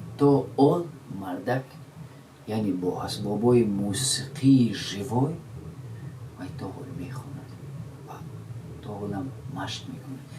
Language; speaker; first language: Tajik; non-native, local second language; Shughni